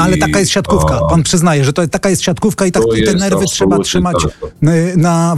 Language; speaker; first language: Polish; native; Polish